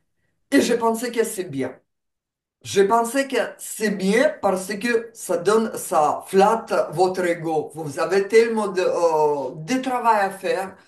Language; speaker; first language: French; non-native, fluent; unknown